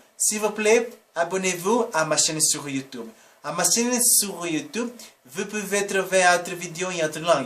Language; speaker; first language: French; non-native, learner; Portuguese